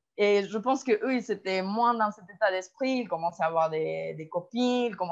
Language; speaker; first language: French; non-native, fluent; Spanish